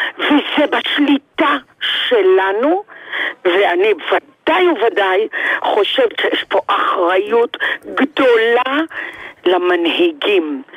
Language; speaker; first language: Hebrew; early bilingual, other home language; Arabic